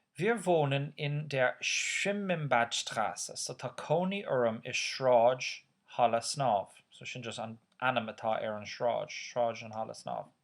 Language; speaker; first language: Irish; non-native, local second language; English